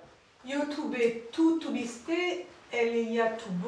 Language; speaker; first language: Spanish; non-native, learner; French